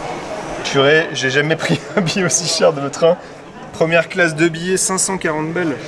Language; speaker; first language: French; native; French